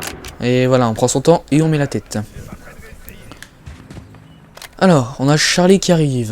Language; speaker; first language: French; native; French